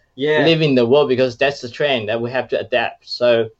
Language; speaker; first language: English; non-native, fluent; Chinese